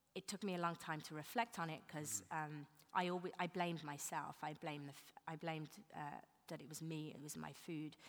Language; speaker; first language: English; native; English